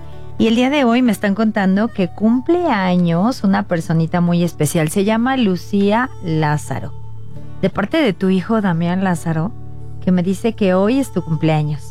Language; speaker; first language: Spanish; native; Spanish